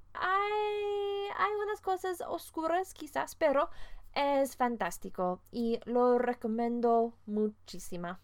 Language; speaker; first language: Spanish; non-native, fluent; English